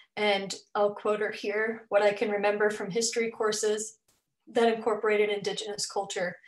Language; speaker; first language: English; native; English